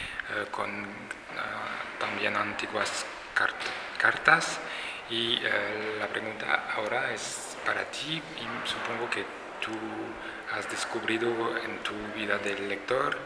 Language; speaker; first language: Spanish; non-native, fluent; French